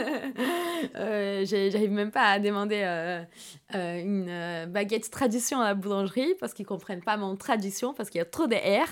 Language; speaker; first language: French; non-native, fluent; Portuguese